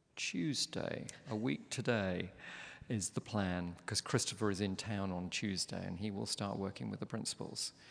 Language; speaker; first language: English; native; English